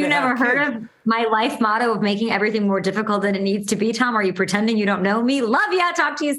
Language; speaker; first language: English; native; English